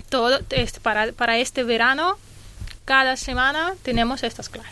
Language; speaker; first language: Spanish; non-native, learner; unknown